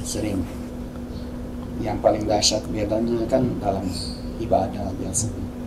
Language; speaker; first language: Indonesian; non-native, fluent; Swedish